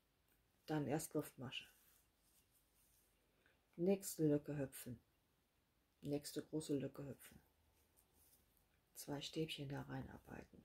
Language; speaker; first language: German; native; German